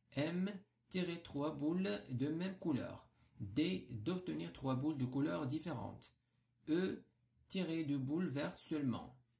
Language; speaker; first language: French; non-native, local second language; Arabic